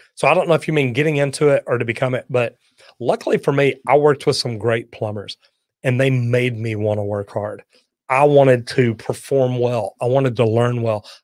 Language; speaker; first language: English; native; English